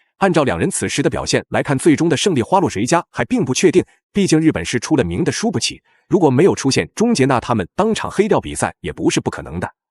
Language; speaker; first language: Chinese; native; Chinese